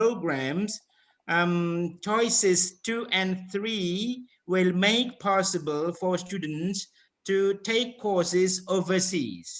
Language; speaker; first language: English; non-native, fluent; Indonesian